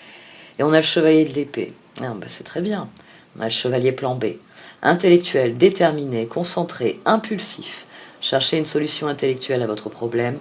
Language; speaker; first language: French; native; French